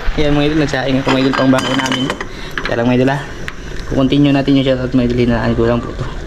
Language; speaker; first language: Filipino; non-native, local second language; Cebuano